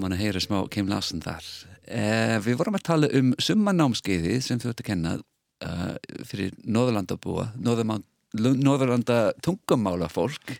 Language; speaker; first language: Icelandic; non-native, fluent; English